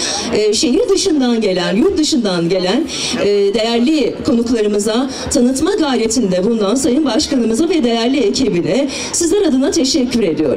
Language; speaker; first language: Turkish; native; Turkish